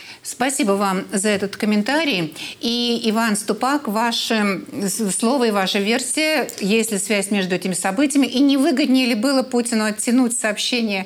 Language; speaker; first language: Russian; native; Russian